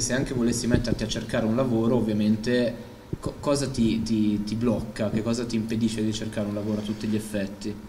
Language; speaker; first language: Italian; native; Italian